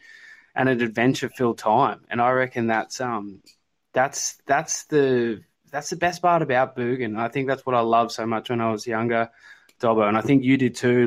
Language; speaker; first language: English; native; English